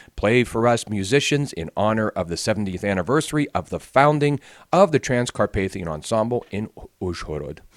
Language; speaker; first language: English; native; English